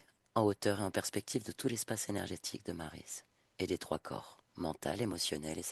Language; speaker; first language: French; native; French